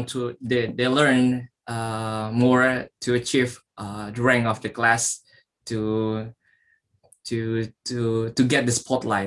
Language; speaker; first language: English; non-native, learner; Indonesian